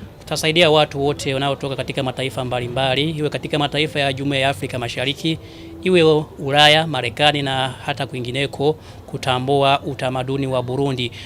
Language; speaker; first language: Swahili; non-native, local second language; Rundi